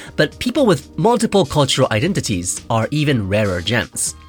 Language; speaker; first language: English; non-native, fluent; Japanese